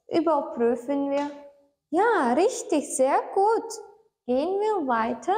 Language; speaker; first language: German; non-native, learner; Turkmen